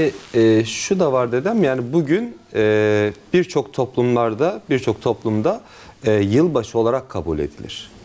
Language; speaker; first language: Turkish; native; Turkish